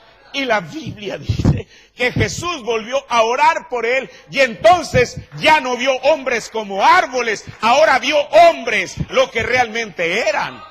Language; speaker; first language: Spanish; native; Spanish